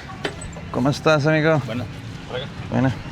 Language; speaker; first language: Spanish; non-native, learner; Hindi